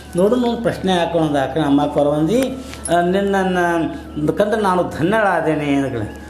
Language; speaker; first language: Kannada; native; Kannada